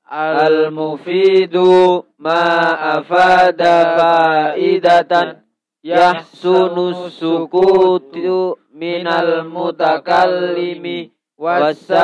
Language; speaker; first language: Arabic; non-native, learner; Indonesian